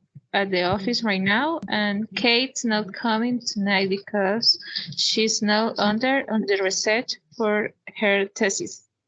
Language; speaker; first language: English; non-native, learner; Spanish